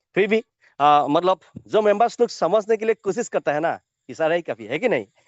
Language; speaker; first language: Hindi; non-native, local second language; Assamese